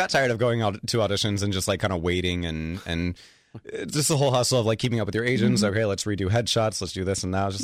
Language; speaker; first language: English; native; English